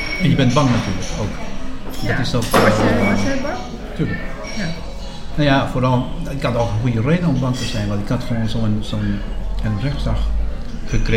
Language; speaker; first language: Dutch; non-native, fluent; Spanish